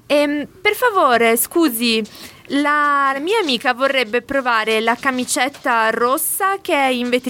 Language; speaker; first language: Italian; non-native, learner; English